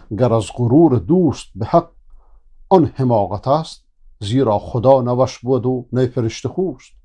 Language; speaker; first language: Persian; native; Persian